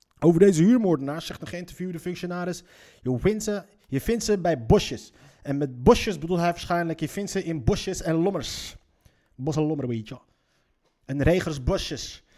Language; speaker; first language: Dutch; early bilingual, other home language; Riffian